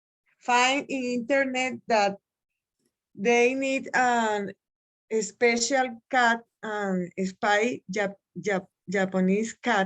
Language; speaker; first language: English; non-native, learner; Spanish